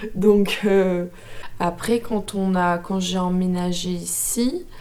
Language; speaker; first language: French; native; French